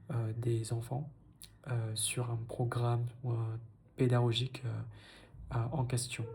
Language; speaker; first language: French; non-native, fluent; Vietnamese